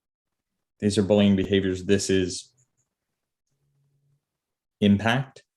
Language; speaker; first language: English; native; English